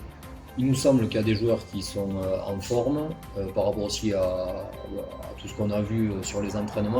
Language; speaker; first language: French; native; French